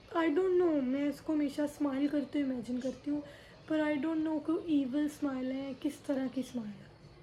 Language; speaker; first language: Hindi; early bilingual, heritage; Urdu